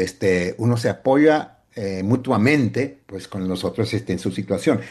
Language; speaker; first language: Spanish; early bilingual, heritage; Spanish